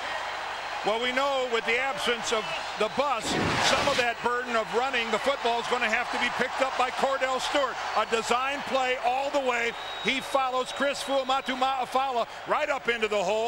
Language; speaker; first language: English; native; English